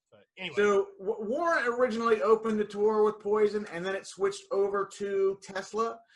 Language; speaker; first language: English; native; English